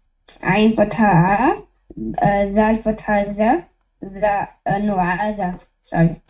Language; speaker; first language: Arabic; non-native, learner; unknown